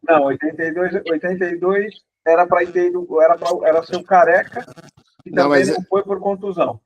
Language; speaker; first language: Portuguese; native; Portuguese